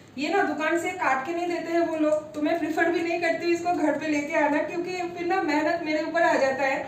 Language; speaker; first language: Hindi; non-native, local second language; Bangla